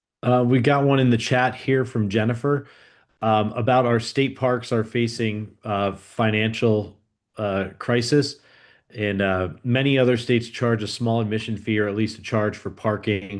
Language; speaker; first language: English; native; English